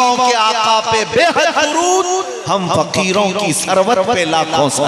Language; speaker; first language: Urdu; native; Urdu